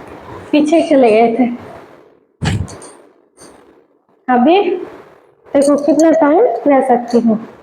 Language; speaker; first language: Hindi; non-native, local second language; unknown